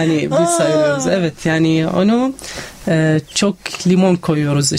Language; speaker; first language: Turkish; non-native, learner; Arabic